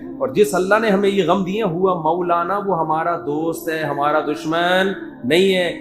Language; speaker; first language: Urdu; native; Urdu